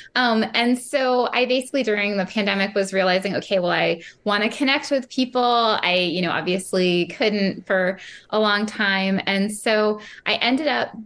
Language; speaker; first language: English; native; English